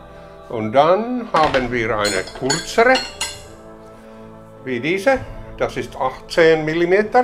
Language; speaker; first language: German; non-native, learner; Finnish